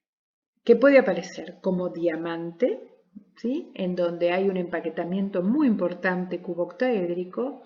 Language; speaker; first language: Spanish; native; Spanish